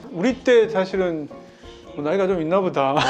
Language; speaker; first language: Korean; native; Korean